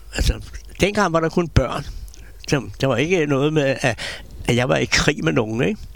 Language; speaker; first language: Danish; native; Danish